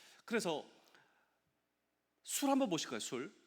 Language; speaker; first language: Korean; native; Korean